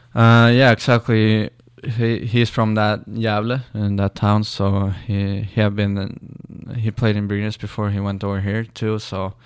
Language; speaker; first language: English; non-native, learner; Swedish